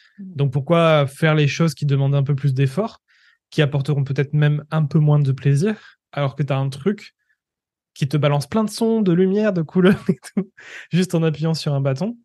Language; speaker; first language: French; native; French